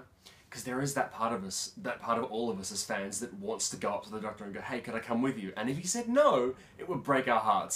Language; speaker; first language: English; native; English